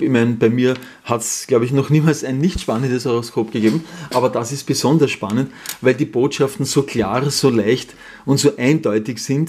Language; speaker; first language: German; native; German